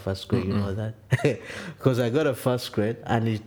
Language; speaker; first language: English; non-native, local second language; Ganda